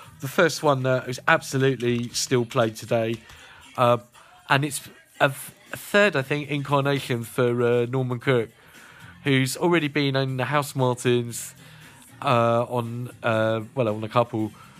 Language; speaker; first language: English; native; English